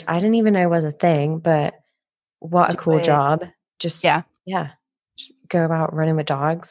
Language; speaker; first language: English; native; English